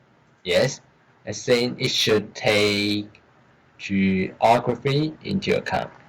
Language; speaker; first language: English; non-native, learner; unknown